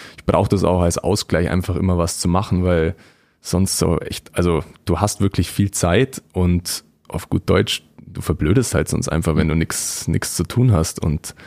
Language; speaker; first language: German; native; German